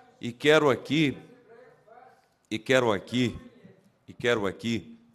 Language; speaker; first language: Portuguese; native; Portuguese